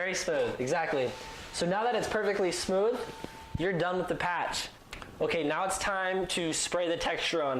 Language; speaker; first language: English; native; English